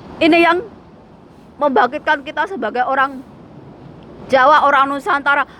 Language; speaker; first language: Indonesian; native; Indonesian